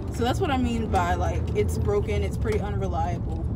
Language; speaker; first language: English; native; English